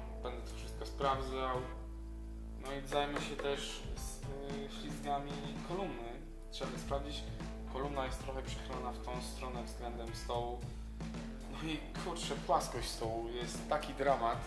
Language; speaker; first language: Polish; native; Polish